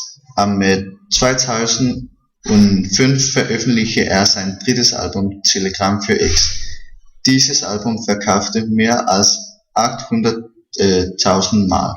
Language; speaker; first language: German; non-native, learner; Danish